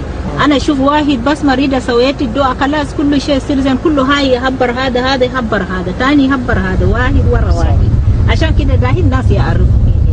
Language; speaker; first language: Arabic; non-native, learner; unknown